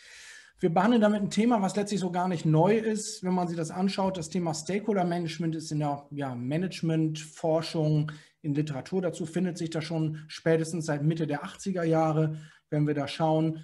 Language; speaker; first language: German; native; German